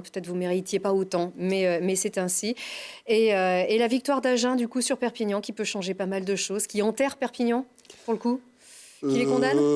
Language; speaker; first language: French; native; French